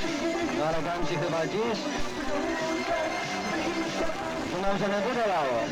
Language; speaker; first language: Polish; non-native, local second language; Rusyn